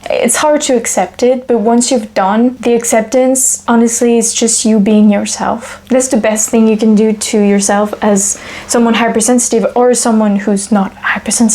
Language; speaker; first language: English; non-native, fluent; French